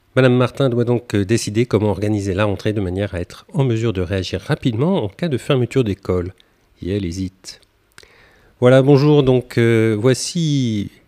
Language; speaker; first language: French; native; French